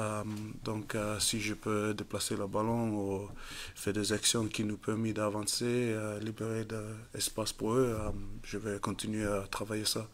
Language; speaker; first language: French; non-native, fluent; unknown